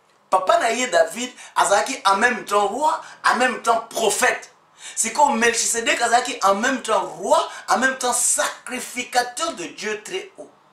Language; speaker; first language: French; non-native, local second language; Lingala